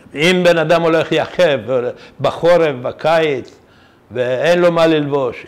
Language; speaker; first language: Hebrew; non-native, fluent; Persian